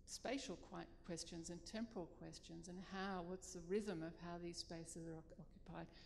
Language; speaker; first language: English; native; English